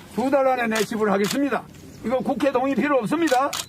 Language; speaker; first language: Korean; native; Korean